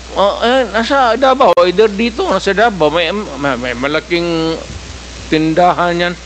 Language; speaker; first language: Filipino; non-native, local second language; Cebuano